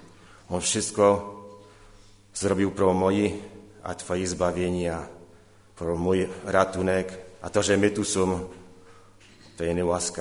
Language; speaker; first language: Polish; non-native, learner; Czech